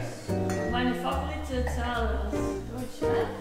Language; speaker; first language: German; non-native, learner; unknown